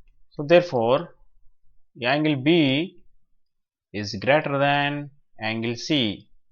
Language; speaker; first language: English; non-native, local second language; Telugu